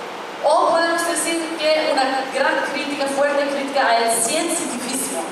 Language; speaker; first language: Spanish; non-native, fluent; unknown